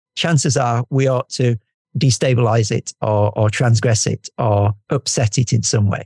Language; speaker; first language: English; native; English